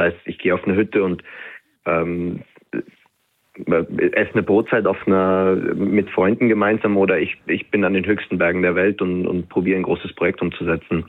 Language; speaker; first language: German; native; German